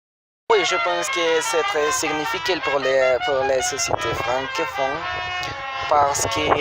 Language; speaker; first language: French; non-native, learner; Spanish